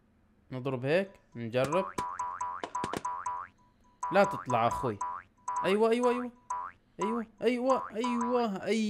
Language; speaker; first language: Arabic; native; Arabic